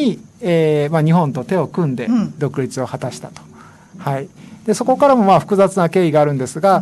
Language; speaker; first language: Japanese; native; Japanese